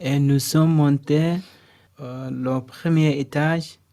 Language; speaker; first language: French; non-native, learner; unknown